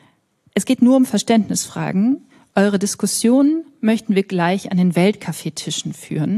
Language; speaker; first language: German; native; German